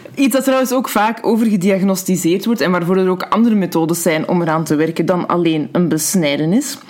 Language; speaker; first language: Dutch; native; Dutch